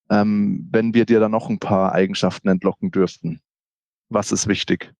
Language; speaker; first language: German; native; German